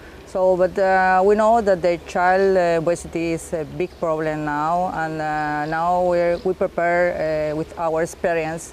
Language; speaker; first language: English; non-native, learner; Spanish